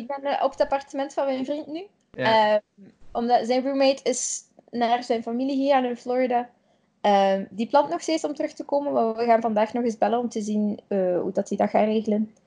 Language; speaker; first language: Dutch; native; Dutch